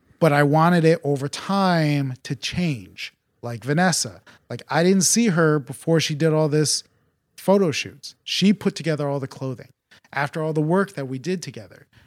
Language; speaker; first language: English; native; English